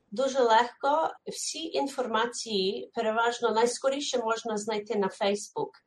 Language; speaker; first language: Ukrainian; early bilingual, heritage; Ukrainian